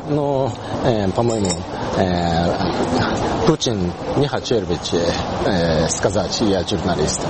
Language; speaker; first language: Russian; non-native, learner; Japanese